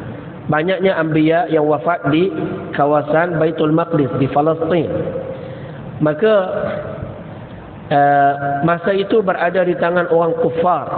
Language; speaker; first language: Malay; native; Malay